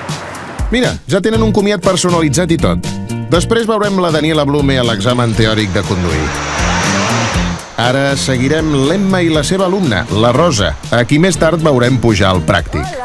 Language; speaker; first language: Catalan; native; Catalan